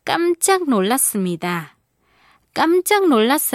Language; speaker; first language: Korean; non-native, fluent; Vietnamese